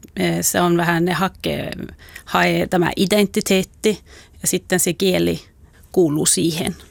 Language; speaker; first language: Finnish; non-native, local second language; Swedish